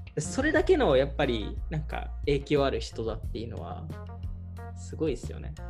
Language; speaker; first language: Japanese; early bilingual, heritage; Japanese